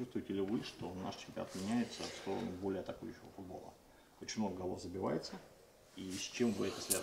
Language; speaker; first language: Russian; native; Russian